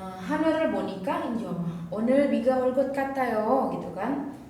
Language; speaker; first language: Korean; non-native, fluent; Indonesian